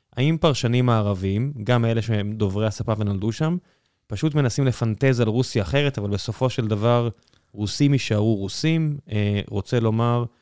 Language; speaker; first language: Hebrew; native; Hebrew